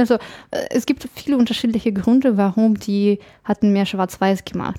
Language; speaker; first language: German; non-native, fluent; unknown